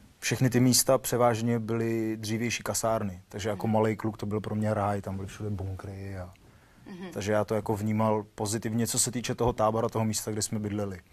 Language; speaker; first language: Czech; early bilingual, other home language; Armenian